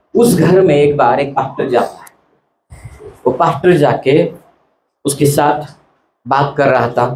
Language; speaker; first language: Hindi; non-native, local second language; Marathi